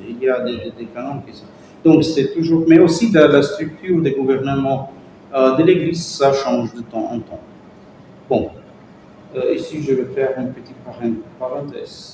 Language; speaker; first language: French; non-native, fluent; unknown